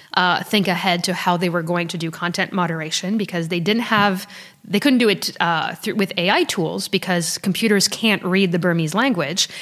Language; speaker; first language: English; early bilingual, other home language; French